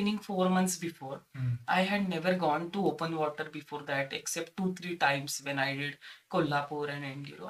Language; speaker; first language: English; non-native, local second language; Marathi